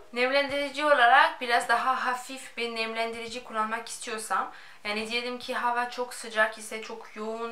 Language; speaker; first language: Turkish; non-native, fluent; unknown